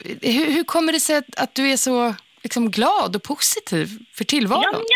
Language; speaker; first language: Swedish; native; Swedish